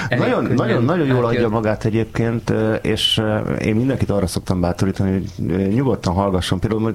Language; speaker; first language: Hungarian; native; Hungarian